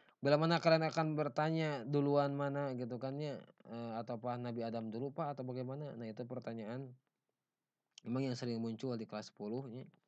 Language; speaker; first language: Indonesian; non-native, local second language; Sundanese